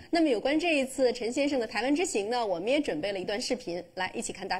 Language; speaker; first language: Chinese; native; Chinese